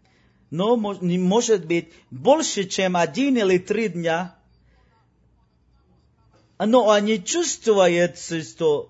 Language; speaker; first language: Russian; non-native, learner; Spanish